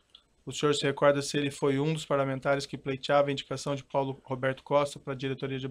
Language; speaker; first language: Portuguese; native; Portuguese